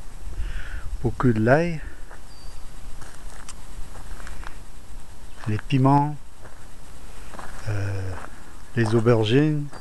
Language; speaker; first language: French; non-native, learner; English